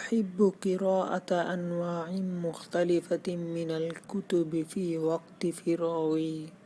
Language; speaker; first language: Arabic; non-native, fluent; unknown